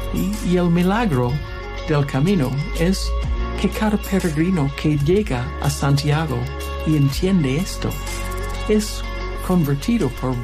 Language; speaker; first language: Spanish; non-native, fluent; English